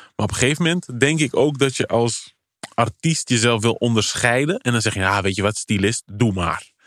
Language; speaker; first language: Dutch; early bilingual, other home language; Kabuverdianu